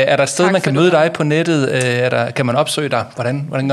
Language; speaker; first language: Danish; native; Danish